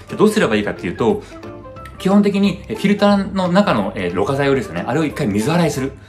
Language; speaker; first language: Japanese; early bilingual, heritage; Japanese